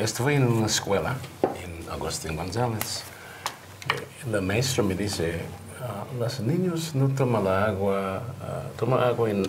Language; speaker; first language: Spanish; non-native, learner; English